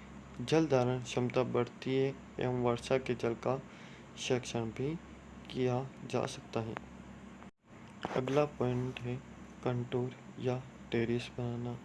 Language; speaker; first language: Hindi; native; Hindi